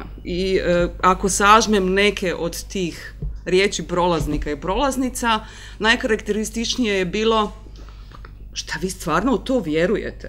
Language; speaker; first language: Croatian; native; Croatian